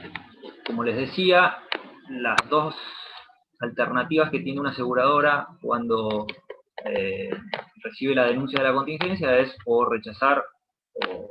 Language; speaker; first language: Spanish; native; Spanish